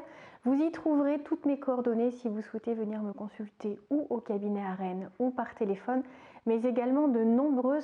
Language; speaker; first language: French; native; French